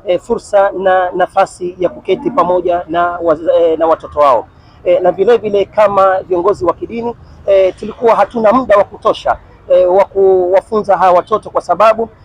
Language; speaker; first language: Swahili; native; Swahili